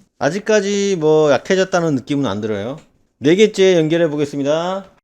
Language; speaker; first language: Korean; native; Korean